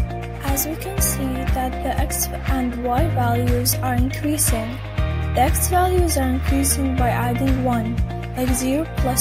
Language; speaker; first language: English; non-native, fluent; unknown